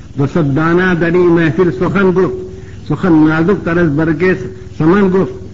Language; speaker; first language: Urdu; native; Urdu